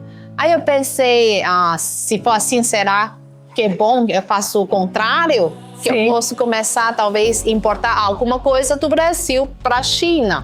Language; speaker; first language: Portuguese; non-native, fluent; Chinese